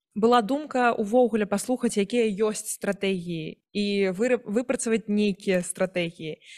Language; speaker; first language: Belarusian; native; Belarusian